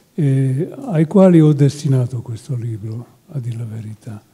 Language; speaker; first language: Italian; non-native, fluent; Hungarian